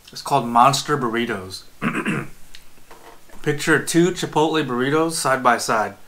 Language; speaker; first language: English; native; English